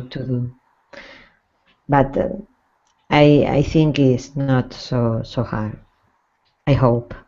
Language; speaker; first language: English; non-native, learner; Spanish